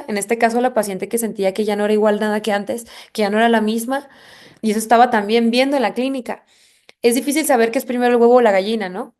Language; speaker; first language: Spanish; native; Spanish